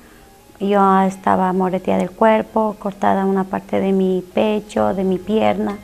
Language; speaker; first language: Spanish; native; Spanish